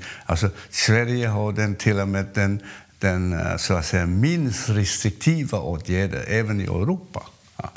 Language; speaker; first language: Swedish; non-native, fluent; Cantonese